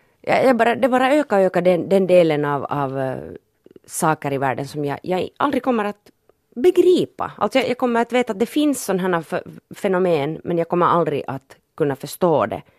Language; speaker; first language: Swedish; native; Swedish